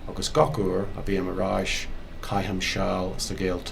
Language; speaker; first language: Irish; non-native, local second language; English